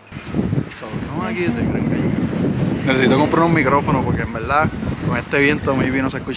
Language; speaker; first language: Spanish; native; Spanish